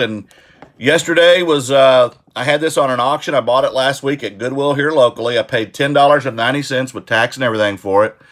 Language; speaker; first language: English; native; English